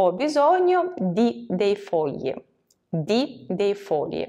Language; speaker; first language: Italian; non-native, fluent; Russian